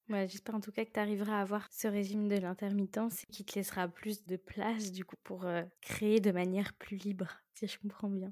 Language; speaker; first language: French; native; French